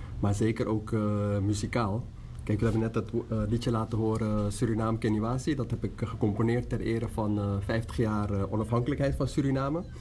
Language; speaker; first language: Dutch; native; Dutch